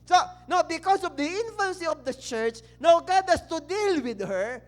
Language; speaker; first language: English; non-native, local second language; Filipino